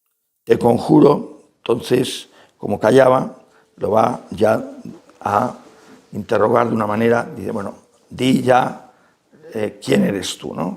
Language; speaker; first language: Spanish; native; Spanish